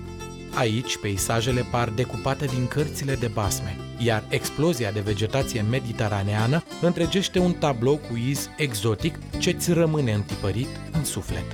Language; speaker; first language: Romanian; native; Romanian